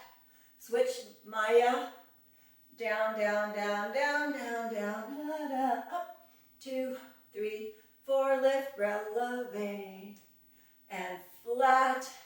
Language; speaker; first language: English; native; English